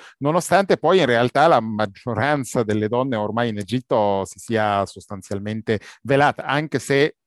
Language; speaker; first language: Italian; non-native, fluent; Arabic